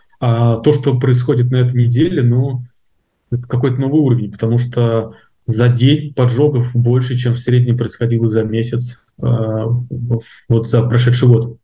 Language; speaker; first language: Russian; native; Russian